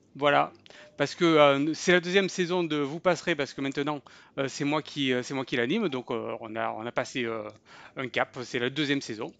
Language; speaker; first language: French; native; French